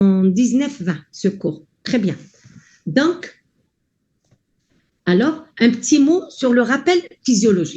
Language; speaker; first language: French; non-native, local second language; Arabic